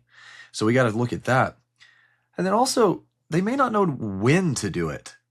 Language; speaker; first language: English; native; English